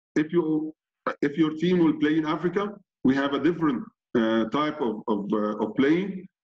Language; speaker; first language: English; non-native, fluent; Arabic